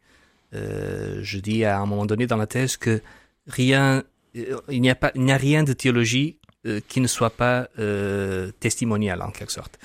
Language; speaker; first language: French; non-native, fluent; Portuguese